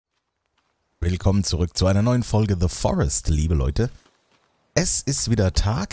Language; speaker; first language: German; native; German